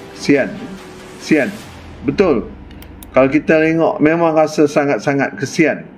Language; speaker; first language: Malay; native; Malay